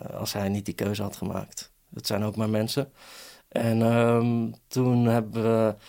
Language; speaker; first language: Dutch; early bilingual, other home language; Persian